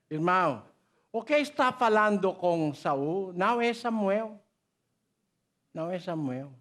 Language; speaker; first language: Portuguese; non-native, learner; Filipino